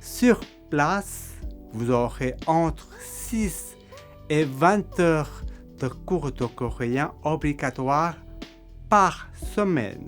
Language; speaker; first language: French; non-native, fluent; Korean